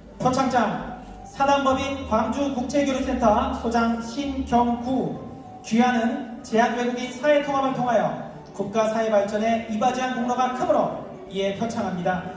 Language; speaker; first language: Korean; native; Korean